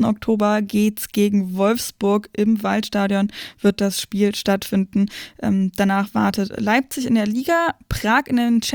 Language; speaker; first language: German; native; German